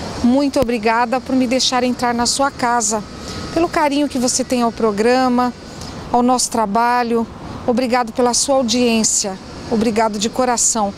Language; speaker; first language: Portuguese; native; Portuguese